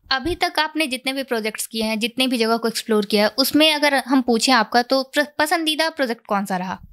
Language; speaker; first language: Hindi; native; Hindi